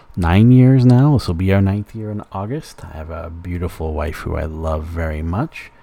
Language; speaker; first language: English; native; English